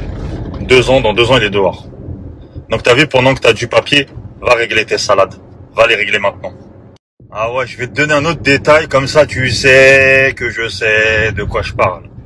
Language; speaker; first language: French; native; French